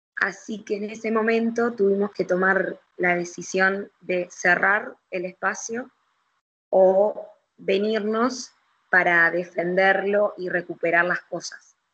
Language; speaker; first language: Spanish; native; Spanish